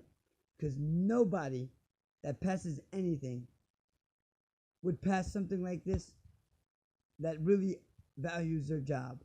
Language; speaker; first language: English; native; English